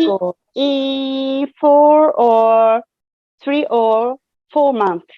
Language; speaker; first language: English; non-native, fluent; Japanese